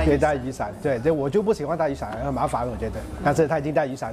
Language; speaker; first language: Chinese; non-native, local second language; Cantonese